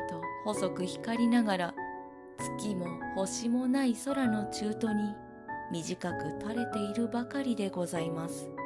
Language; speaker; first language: Japanese; native; Japanese